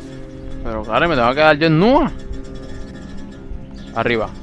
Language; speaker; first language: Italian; non-native, learner; Spanish